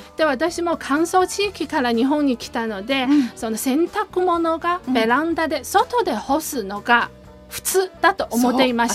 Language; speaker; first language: Japanese; non-native, fluent; Chinese